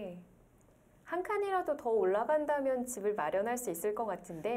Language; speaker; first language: Korean; native; Korean